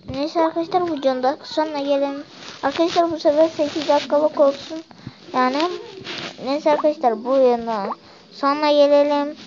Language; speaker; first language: Turkish; native; Turkish